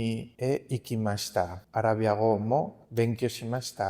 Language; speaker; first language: Japanese; non-native, learner; Spanish